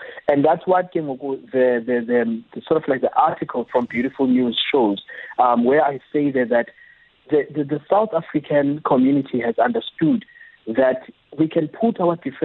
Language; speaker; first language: English; non-native, local second language; Xhosa